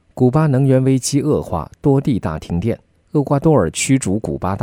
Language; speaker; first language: Chinese; native; Chinese